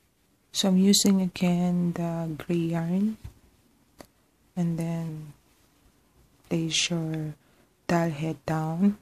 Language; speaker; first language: English; non-native, fluent; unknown